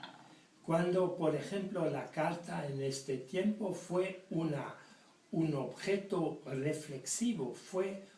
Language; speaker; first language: Spanish; non-native, fluent; French